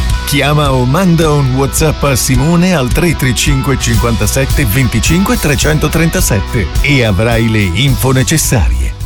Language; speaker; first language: Italian; native; Italian